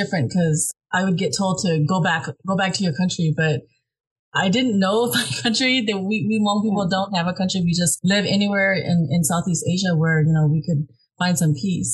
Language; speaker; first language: English; early bilingual, other home language; Hmong